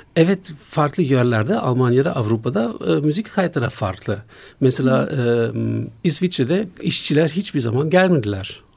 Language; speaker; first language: Turkish; non-native, fluent; German